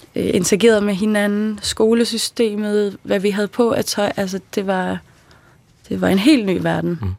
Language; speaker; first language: Danish; early bilingual, other home language; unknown